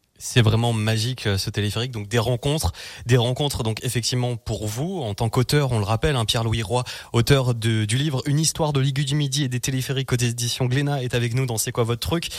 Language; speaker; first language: French; native; French